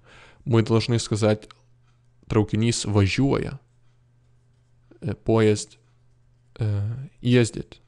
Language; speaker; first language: Russian; non-native, fluent; Lithuanian